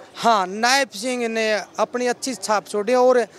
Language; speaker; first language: Hindi; native; Hindi